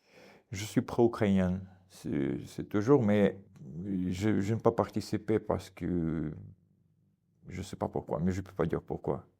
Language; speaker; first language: French; non-native, learner; Ukrainian